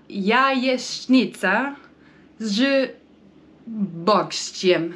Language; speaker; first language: Polish; non-native, learner; English